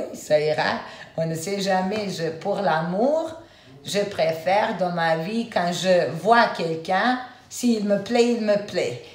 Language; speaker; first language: French; non-native, fluent; Serbian